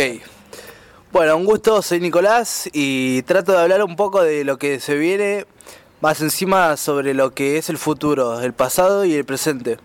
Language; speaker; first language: Spanish; native; Spanish